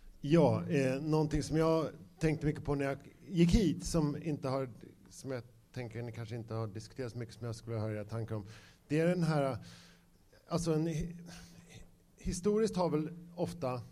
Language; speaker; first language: Swedish; native; Swedish